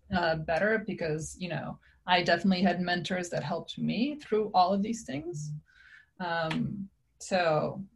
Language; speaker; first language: English; non-native, fluent; Serbian